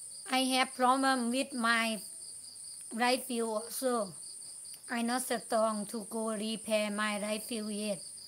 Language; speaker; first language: English; non-native, learner; Thai